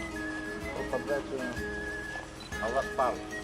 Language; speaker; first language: Italian; native; Italian